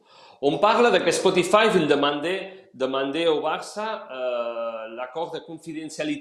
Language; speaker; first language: French; non-native, fluent; Spanish